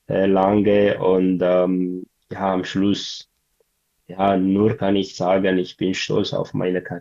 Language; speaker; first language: German; non-native, learner; Tigrinya